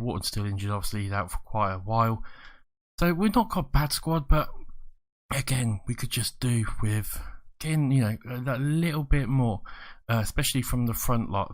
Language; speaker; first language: English; native; English